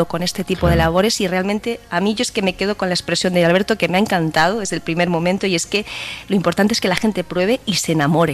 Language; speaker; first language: Spanish; native; Spanish